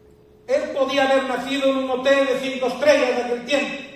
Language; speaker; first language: Spanish; native; Spanish